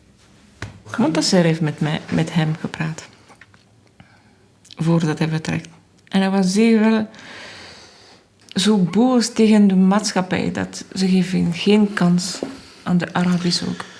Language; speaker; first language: Dutch; non-native, fluent; French